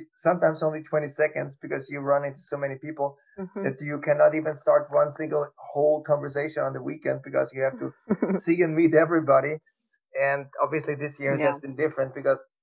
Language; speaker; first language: English; non-native, fluent; German